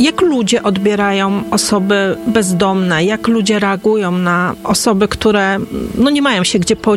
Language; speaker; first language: Polish; native; Polish